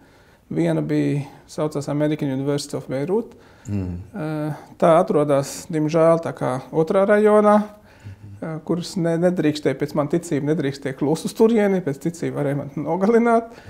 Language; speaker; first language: Latvian; non-native, fluent; Arabic